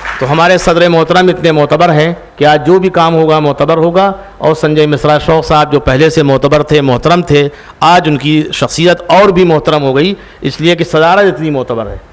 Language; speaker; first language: Urdu; native; Urdu